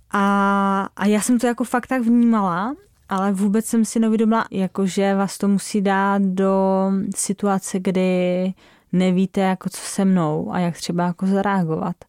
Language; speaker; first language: Czech; native; Czech